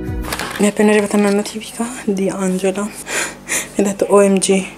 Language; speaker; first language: Italian; early bilingual, other home language; Filipino